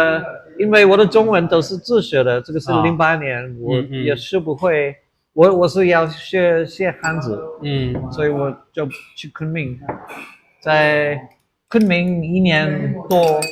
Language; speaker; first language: Chinese; non-native, fluent; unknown